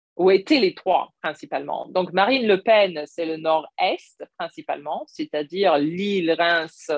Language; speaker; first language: French; non-native, fluent; English